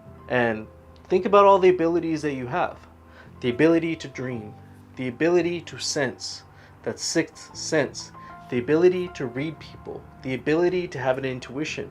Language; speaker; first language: English; native; English